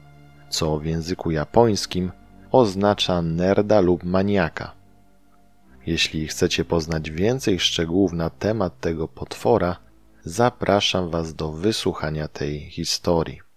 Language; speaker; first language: Polish; native; Polish